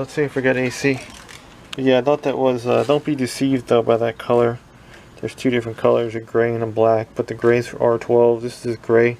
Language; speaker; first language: English; native; English